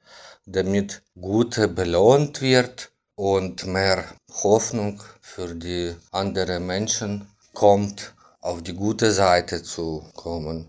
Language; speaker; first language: German; non-native, fluent; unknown